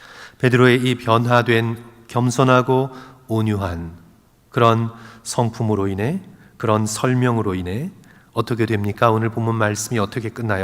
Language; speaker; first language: Korean; native; Korean